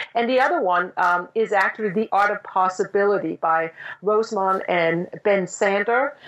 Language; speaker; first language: English; non-native, fluent; Danish